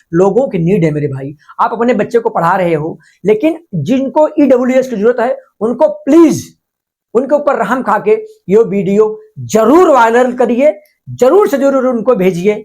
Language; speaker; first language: Hindi; non-native, local second language; Marathi